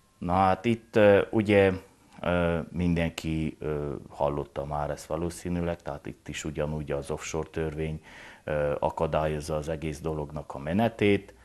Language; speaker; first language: Hungarian; native; Hungarian